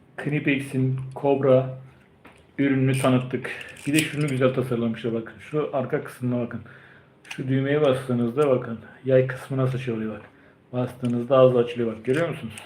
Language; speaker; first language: Turkish; early bilingual, heritage; Turkish